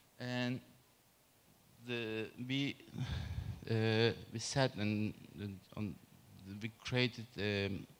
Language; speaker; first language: English; non-native, learner; Turkish